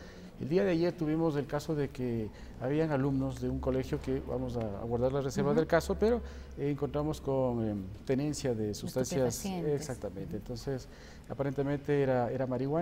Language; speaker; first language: Spanish; native; Spanish